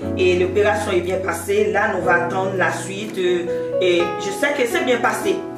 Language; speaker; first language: French; non-native, local second language; Haitian Creole